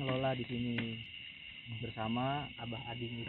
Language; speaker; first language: Indonesian; non-native, local second language; Sundanese